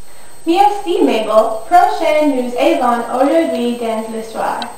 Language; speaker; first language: French; non-native, learner; English